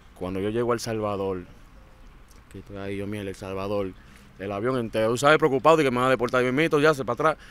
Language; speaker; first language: Spanish; native; Spanish